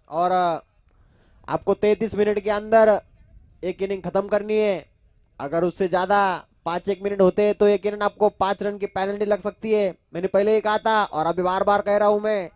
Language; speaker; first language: Hindi; non-native, local second language; Marathi